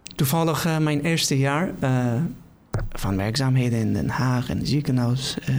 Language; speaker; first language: Dutch; non-native, fluent; Persian